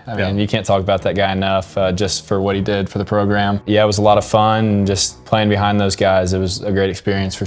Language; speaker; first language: English; native; English